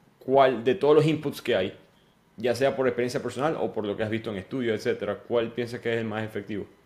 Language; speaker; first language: Spanish; native; Spanish